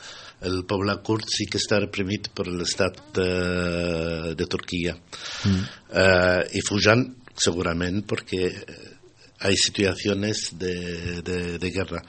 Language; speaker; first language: Catalan; non-native, fluent; Arabic